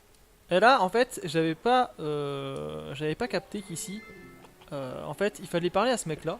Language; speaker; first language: French; native; French